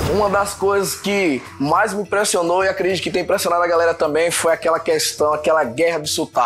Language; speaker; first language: Portuguese; native; Portuguese